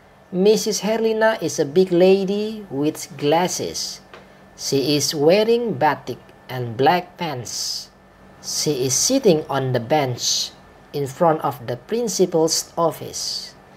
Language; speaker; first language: English; non-native, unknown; Indonesian